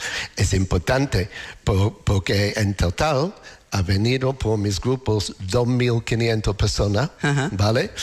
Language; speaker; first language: Spanish; non-native, learner; English